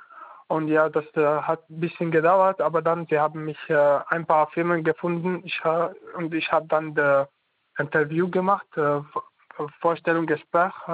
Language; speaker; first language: German; non-native, learner; Arabic